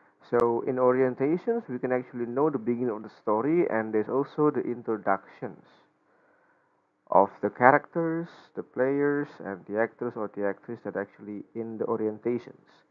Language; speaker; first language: English; non-native, fluent; Indonesian